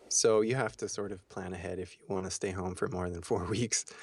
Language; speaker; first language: English; early bilingual, heritage; German